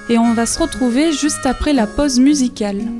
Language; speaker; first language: French; native; French